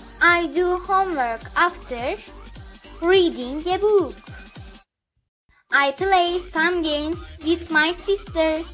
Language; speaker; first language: English; non-native, learner; Turkish